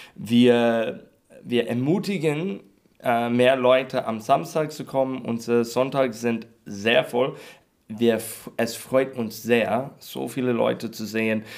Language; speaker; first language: German; non-native, learner; English